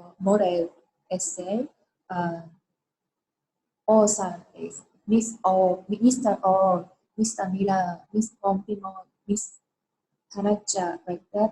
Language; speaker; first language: English; non-native, learner; Japanese